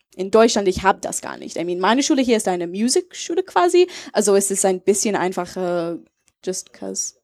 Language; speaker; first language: German; non-native, fluent; English